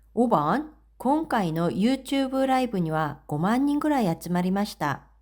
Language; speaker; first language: Japanese; non-native, fluent; Korean